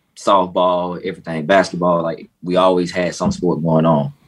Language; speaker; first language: English; native; English